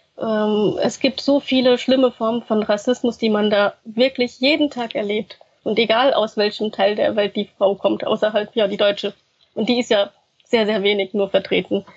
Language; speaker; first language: German; early bilingual, other home language; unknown